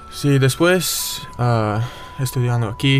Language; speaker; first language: Spanish; non-native, learner; English